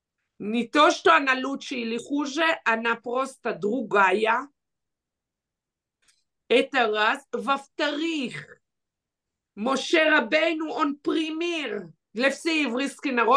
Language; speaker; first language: Russian; early bilingual, heritage; Russian